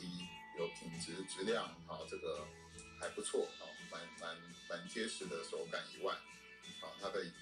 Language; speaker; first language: Chinese; native; Chinese